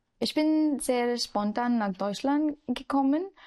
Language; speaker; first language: German; non-native, learner; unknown